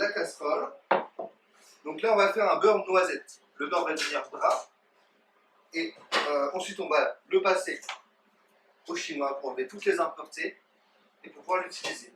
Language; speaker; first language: French; native; French